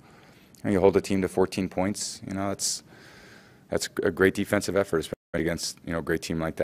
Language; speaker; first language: English; native; English